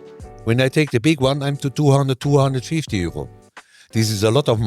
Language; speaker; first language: English; non-native, learner; German